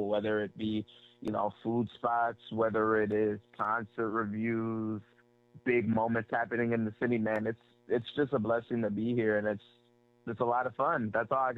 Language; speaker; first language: English; native; English